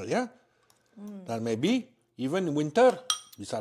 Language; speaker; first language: Indonesian; non-native, learner; French